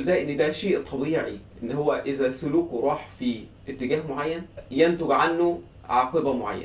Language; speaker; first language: Arabic; native; Arabic